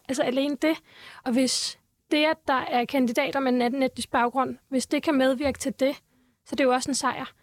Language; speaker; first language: Danish; early bilingual, other home language; Turkish